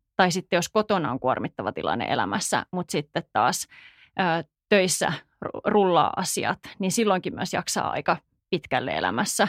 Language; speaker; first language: Finnish; native; Finnish